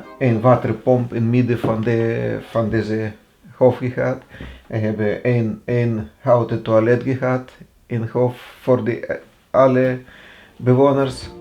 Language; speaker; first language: Dutch; non-native, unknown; Russian